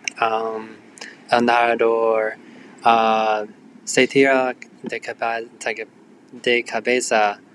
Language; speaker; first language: Spanish; non-native, learner; English